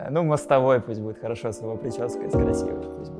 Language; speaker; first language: Russian; native; Russian